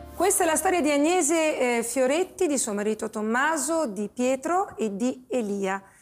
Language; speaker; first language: Italian; native; Italian